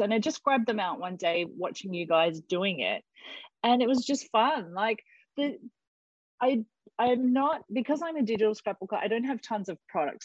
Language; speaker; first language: English; native; English